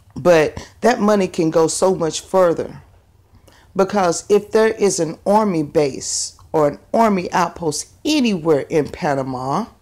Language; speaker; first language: English; native; English